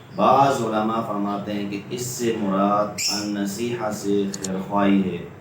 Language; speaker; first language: Urdu; non-native, local second language; Pashto